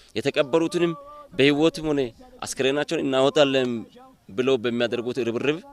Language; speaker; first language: Amharic; non-native, local second language; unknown